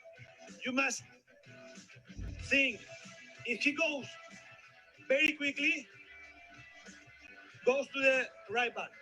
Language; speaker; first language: English; non-native, learner; Spanish